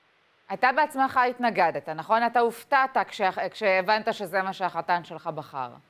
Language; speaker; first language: Hebrew; native; Hebrew